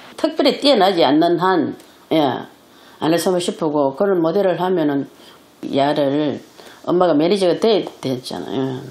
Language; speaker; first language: Korean; native; Korean